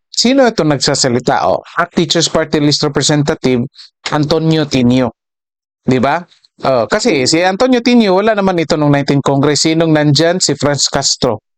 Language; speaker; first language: Filipino; native; Filipino